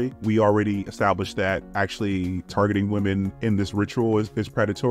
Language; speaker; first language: English; native; English